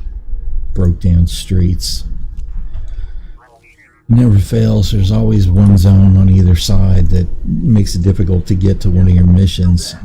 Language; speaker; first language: English; native; English